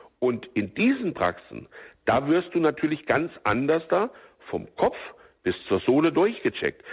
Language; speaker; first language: German; native; German